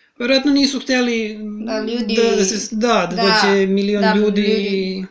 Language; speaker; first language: Serbian; native; Serbian